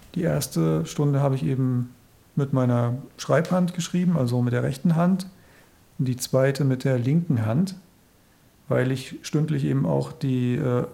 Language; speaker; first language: German; native; German